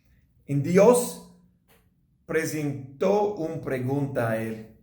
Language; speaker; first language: Spanish; non-native, learner; English